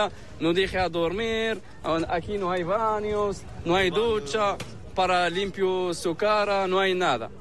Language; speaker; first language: Spanish; non-native, learner; Arabic